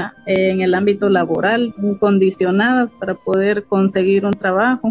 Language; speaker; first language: Spanish; native; Spanish